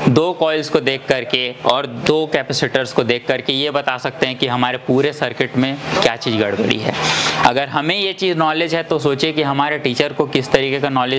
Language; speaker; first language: Hindi; native; Hindi